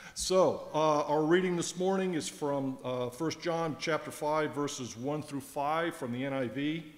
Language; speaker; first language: English; native; English